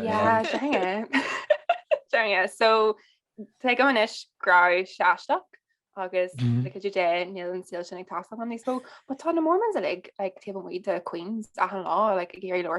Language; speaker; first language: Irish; non-native, local second language; English